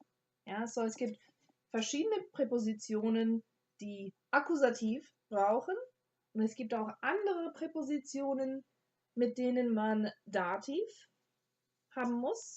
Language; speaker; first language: German; non-native, fluent; English